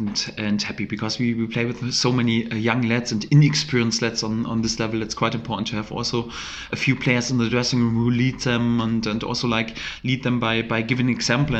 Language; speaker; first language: English; non-native, fluent; German